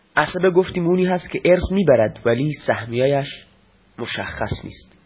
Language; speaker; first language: Persian; non-native, local second language; Baluchi